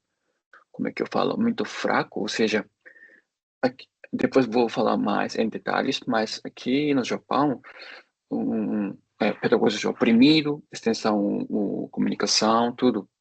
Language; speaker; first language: Portuguese; non-native, fluent; Japanese